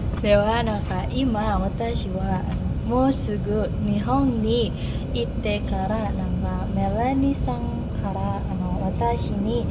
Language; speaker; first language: Japanese; non-native, learner; Indonesian